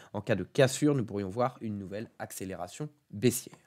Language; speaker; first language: French; native; French